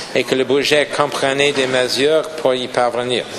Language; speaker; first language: French; non-native, local second language; English